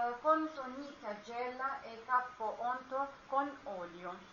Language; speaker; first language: Italian; non-native, learner; Arabic